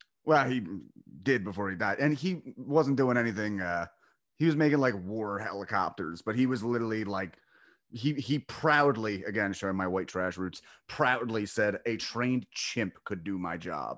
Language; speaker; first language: English; native; English